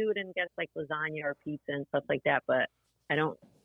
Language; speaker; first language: English; early bilingual, other home language; Portuguese